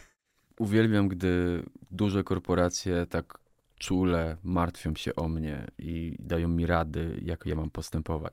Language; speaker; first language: Polish; native; Polish